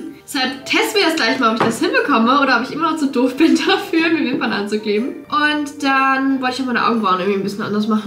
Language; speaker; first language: German; native; German